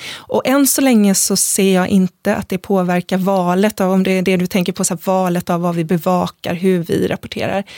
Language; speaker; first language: Swedish; native; Swedish